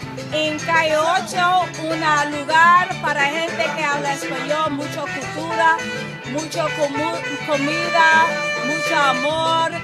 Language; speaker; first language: Spanish; non-native, learner; English